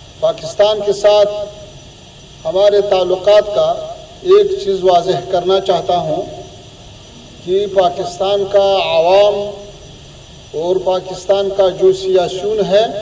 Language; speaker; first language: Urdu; non-native, fluent; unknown